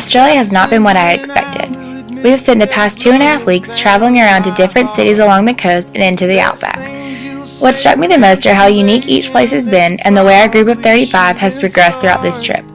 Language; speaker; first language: English; native; English